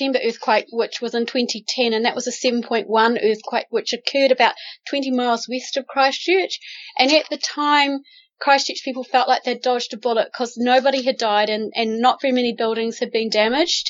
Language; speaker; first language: English; native; English